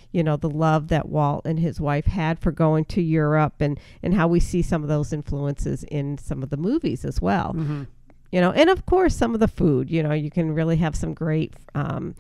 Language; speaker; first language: English; native; English